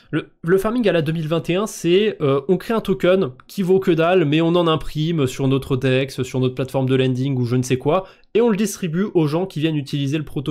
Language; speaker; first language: French; native; French